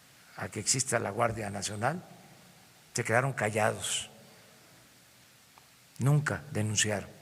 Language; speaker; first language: Spanish; native; Spanish